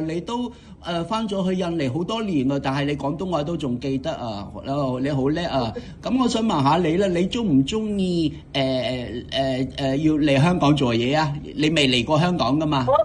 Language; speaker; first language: Cantonese; native; Cantonese